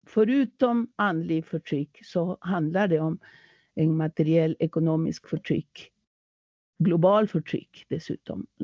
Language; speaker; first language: Swedish; non-native, fluent; Spanish